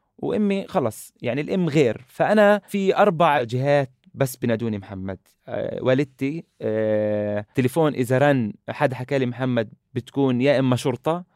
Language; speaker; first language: Arabic; native; Arabic